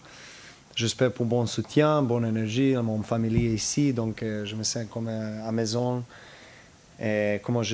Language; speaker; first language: French; non-native, learner; Serbian